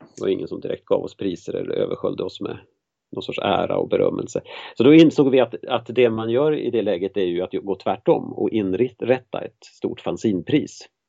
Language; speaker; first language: Swedish; native; Swedish